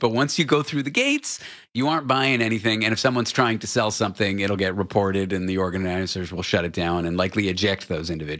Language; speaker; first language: English; native; English